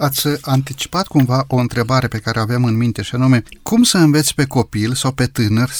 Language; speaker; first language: Romanian; native; Romanian